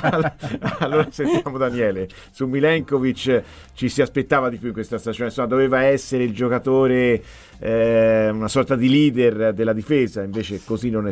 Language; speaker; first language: Italian; native; Italian